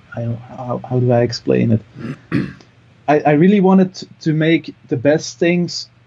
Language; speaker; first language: English; non-native, fluent; Dutch